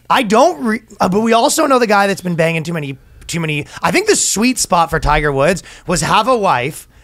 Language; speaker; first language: English; native; English